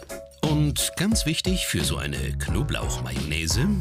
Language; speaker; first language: German; native; German